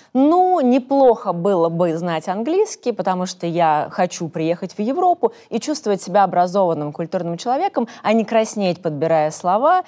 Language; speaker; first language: Russian; native; Russian